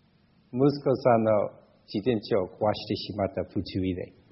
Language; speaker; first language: Japanese; non-native, fluent; English